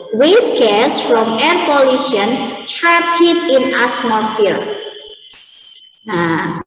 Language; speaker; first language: English; non-native, learner; Indonesian